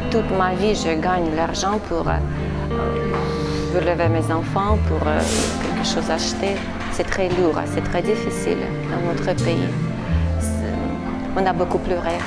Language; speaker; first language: French; non-native, fluent; Russian